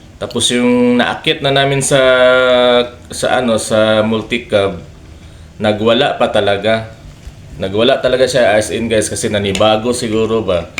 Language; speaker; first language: Filipino; non-native, local second language; Cebuano